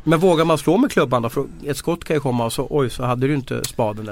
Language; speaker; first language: Swedish; native; Swedish